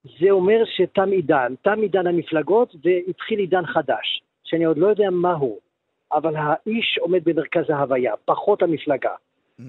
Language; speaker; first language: Hebrew; early bilingual, other home language; Arabic